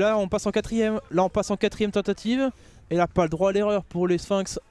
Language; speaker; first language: French; native; French